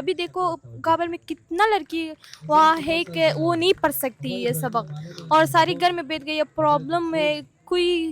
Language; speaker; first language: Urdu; non-native, learner; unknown